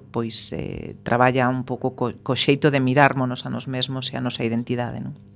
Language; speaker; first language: Galician; non-native, local second language; Spanish